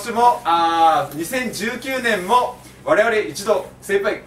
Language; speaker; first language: Japanese; native; Japanese